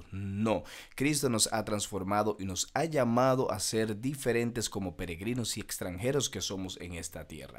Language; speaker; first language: Spanish; native; Spanish